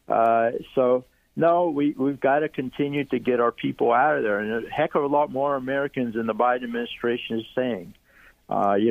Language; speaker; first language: English; early bilingual, other home language; Greek